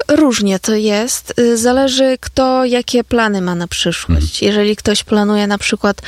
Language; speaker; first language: Polish; non-native, fluent; Ukrainian